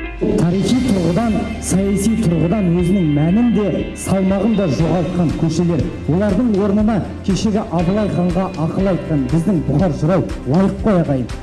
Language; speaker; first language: Kazakh; native; Kazakh